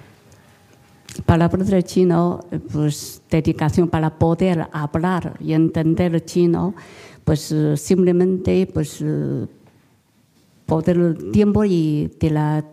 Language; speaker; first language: Spanish; non-native, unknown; Chinese